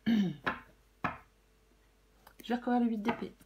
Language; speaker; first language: French; native; French